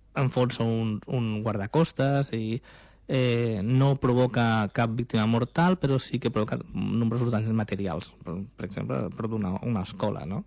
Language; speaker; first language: Catalan; native; Catalan